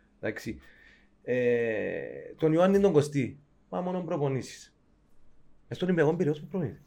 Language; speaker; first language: Greek; native; Greek